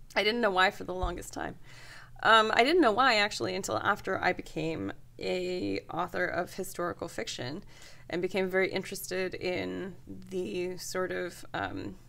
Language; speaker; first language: English; native; English